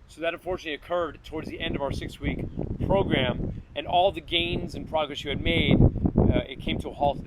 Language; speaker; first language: English; native; English